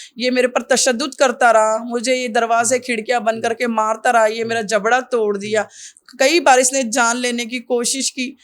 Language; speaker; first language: Urdu; native; Urdu